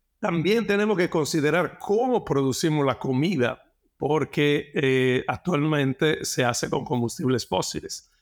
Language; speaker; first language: Spanish; non-native, fluent; Italian